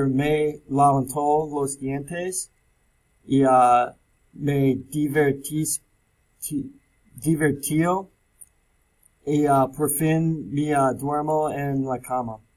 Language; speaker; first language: Spanish; non-native, learner; English